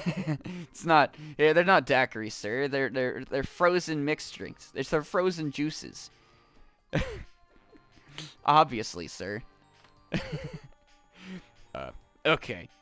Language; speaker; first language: English; native; English